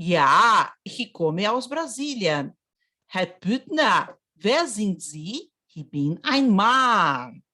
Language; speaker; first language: German; non-native, fluent; Portuguese